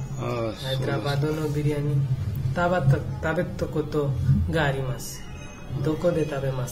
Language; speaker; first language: Japanese; non-native, learner; Nepali